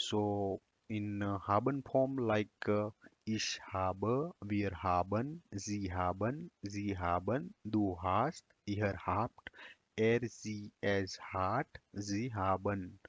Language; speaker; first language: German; non-native, learner; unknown